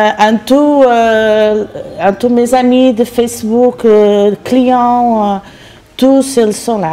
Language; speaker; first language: French; non-native, fluent; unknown